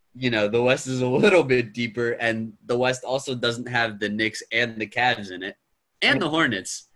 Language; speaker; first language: English; native; English